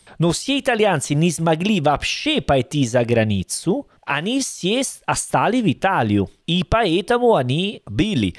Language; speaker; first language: Russian; non-native, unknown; Italian